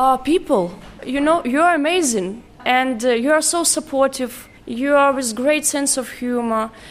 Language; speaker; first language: English; non-native, fluent; Ukrainian